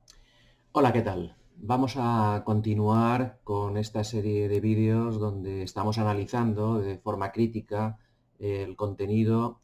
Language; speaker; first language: Spanish; native; Spanish